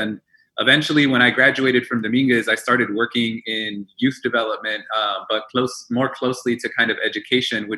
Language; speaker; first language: English; early bilingual, other home language; Spanish